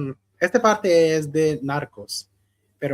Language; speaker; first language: Spanish; non-native, fluent; Hindi